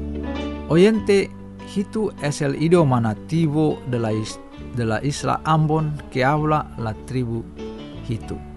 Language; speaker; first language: Spanish; non-native, fluent; Indonesian